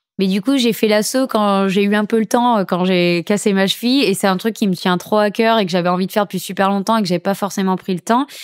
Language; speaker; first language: French; native; French